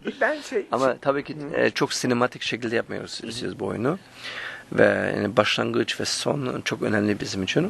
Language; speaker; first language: Turkish; early bilingual, heritage; Turkish